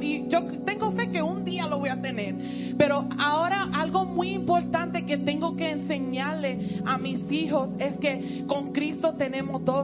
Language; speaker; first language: Spanish; early bilingual, heritage; Spanish